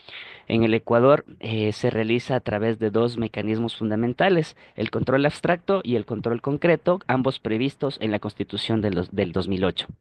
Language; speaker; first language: Spanish; native; Spanish